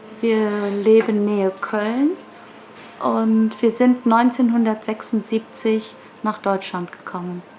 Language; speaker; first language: German; early bilingual, other home language; Korean